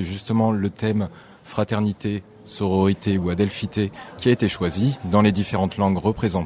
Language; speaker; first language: French; native; French